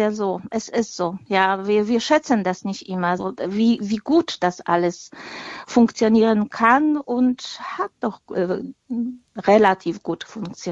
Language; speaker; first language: German; non-native, fluent; Polish